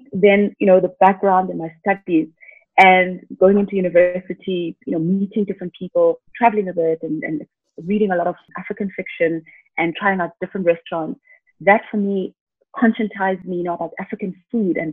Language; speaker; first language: English; non-native, local second language; Xhosa